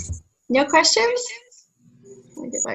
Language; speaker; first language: English; native; English